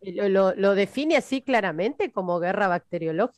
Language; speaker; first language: Spanish; native; Spanish